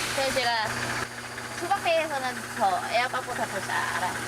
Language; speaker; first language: Korean; non-native, learner; Vietnamese